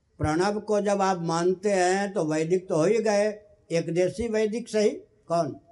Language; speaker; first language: Hindi; non-native, local second language; Maithili